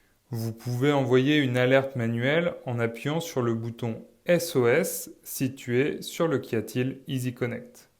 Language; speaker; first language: French; native; French